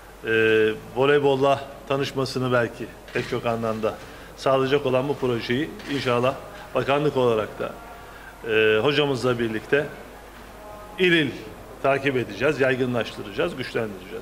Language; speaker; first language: Turkish; native; Turkish